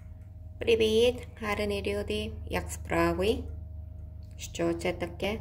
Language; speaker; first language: Ukrainian; non-native, learner; Korean